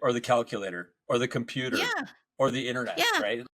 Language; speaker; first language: English; native; English